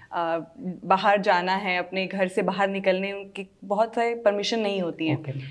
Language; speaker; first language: Hindi; native; Hindi